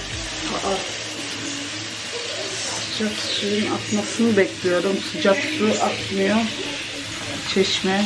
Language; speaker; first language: Turkish; early bilingual, other home language; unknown